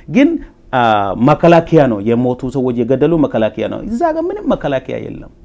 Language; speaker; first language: Amharic; non-native, local second language; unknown